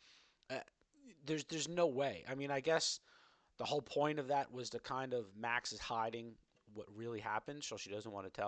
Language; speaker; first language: English; native; English